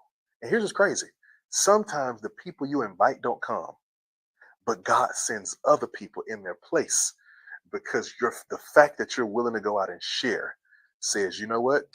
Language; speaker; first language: English; native; English